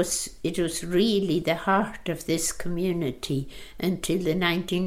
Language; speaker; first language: English; non-native, local second language; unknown